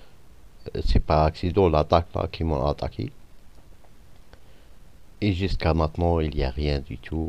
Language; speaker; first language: French; non-native, fluent; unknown